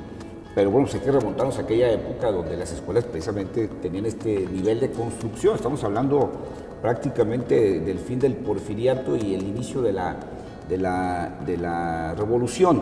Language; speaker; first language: Spanish; native; Spanish